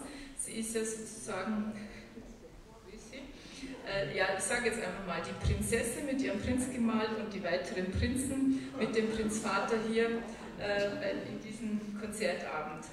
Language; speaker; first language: German; native; German